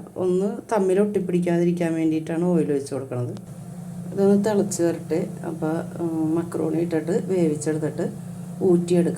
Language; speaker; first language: Malayalam; native; Malayalam